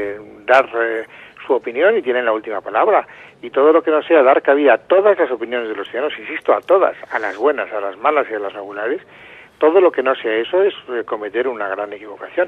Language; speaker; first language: Spanish; native; Spanish